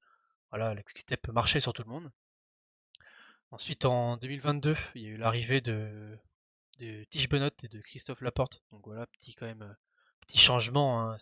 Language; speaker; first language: French; native; French